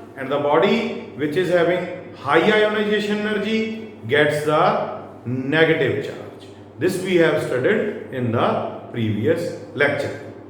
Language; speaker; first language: English; non-native, local second language; Punjabi